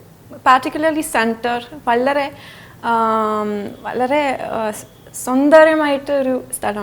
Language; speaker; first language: Malayalam; non-native, fluent; French